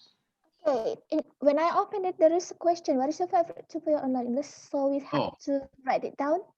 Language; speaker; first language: English; non-native, fluent; Indonesian